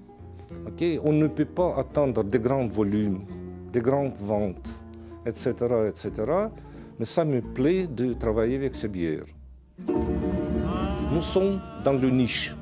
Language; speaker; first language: French; non-native, fluent; Russian